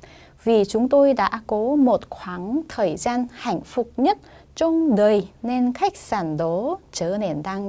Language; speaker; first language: Vietnamese; non-native, fluent; Korean